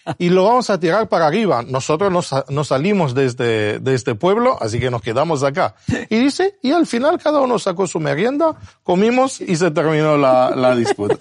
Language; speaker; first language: Spanish; non-native, fluent; Romanian